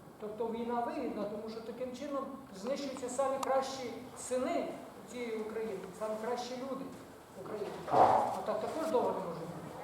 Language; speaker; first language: Ukrainian; native; Ukrainian